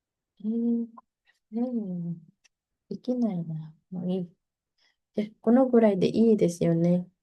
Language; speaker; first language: Japanese; non-native, fluent; Indonesian